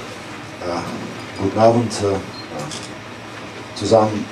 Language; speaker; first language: German; non-native, fluent; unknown